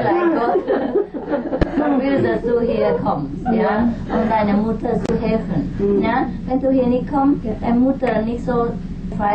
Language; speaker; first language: German; non-native, learner; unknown